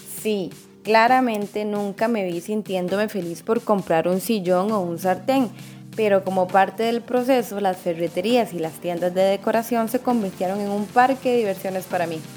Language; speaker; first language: Spanish; native; Spanish